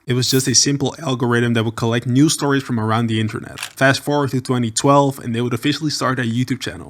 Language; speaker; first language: English; native; English